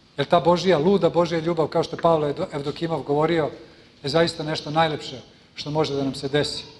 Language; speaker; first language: Serbian; early bilingual, heritage; Serbian